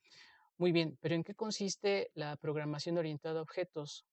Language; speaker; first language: Spanish; native; Spanish